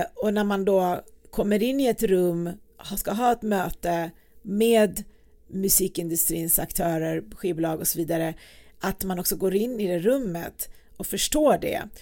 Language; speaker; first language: Swedish; early bilingual, other home language; Persian